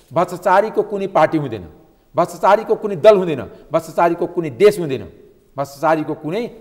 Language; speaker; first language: Nepali; non-native, local second language; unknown